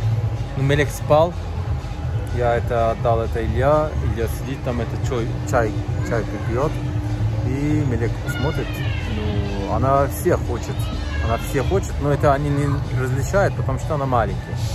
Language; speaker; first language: Russian; non-native, learner; Turkish